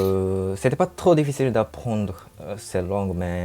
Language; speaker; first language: French; non-native, learner; Japanese